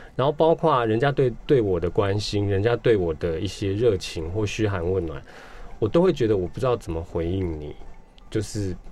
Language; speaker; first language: Chinese; non-native, local second language; Min Nan Chinese